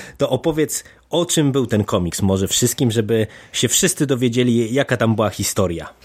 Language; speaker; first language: Polish; native; Polish